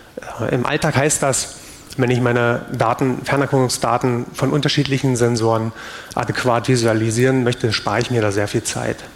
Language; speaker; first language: German; native; German